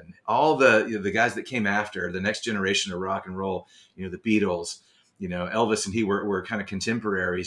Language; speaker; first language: English; native; English